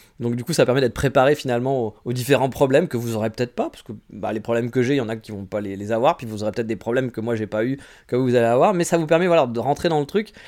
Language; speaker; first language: French; native; French